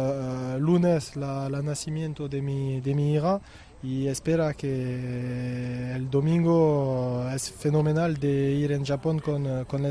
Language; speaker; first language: Spanish; non-native, learner; French